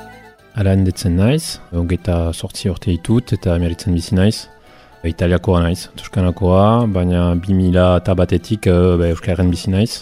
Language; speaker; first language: Basque; non-native, fluent; Italian